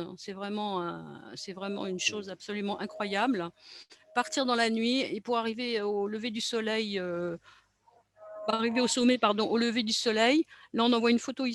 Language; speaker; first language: French; native; French